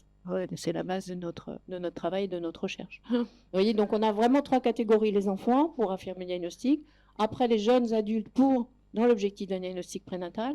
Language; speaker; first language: French; native; French